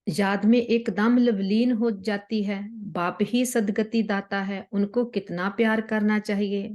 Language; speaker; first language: Hindi; non-native, local second language; Punjabi